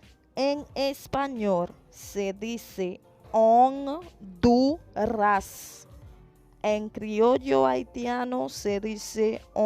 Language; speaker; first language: Spanish; non-native, fluent; Haitian Creole